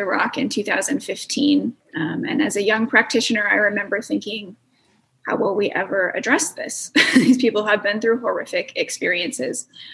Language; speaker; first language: English; native; English